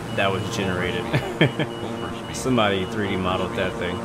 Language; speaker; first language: English; native; English